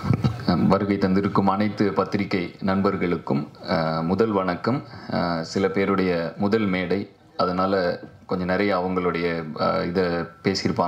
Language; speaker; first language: Tamil; native; Tamil